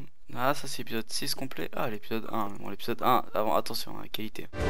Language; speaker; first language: French; native; French